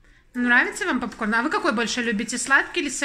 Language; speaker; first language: Russian; native; Russian